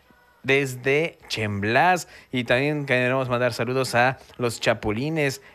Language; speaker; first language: Spanish; native; Spanish